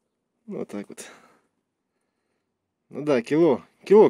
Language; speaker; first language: Russian; native; Russian